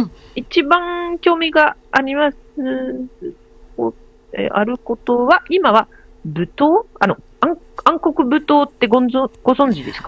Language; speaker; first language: Japanese; non-native, learner; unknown